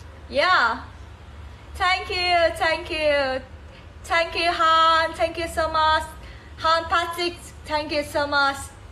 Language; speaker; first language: English; non-native, learner; Vietnamese